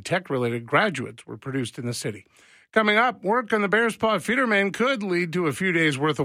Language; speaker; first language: English; native; English